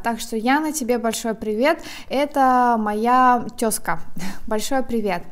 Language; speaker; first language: Russian; native; Russian